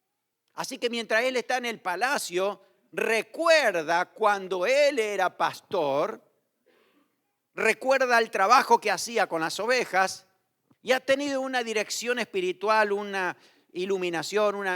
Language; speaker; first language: Spanish; native; Spanish